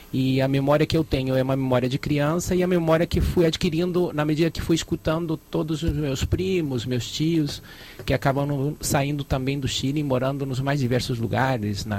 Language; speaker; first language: Portuguese; early bilingual, other home language; Spanish